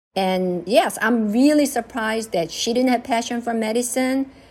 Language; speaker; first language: English; early bilingual, other home language; Korean